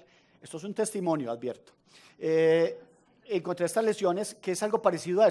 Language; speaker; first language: Spanish; native; Spanish